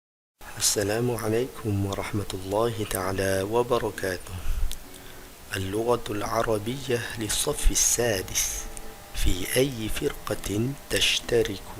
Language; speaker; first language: Arabic; non-native, fluent; Malay